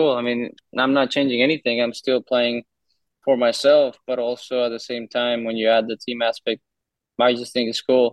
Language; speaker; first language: English; non-native, fluent; Spanish